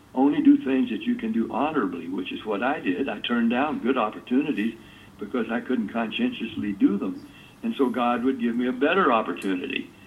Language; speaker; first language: English; native; English